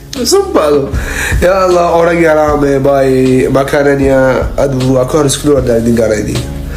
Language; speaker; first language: Indonesian; non-native, fluent; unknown